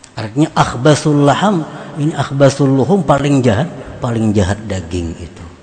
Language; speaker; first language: Indonesian; non-native, local second language; Banjar